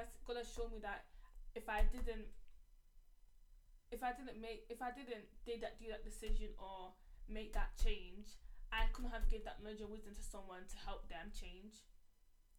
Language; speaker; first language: English; native; English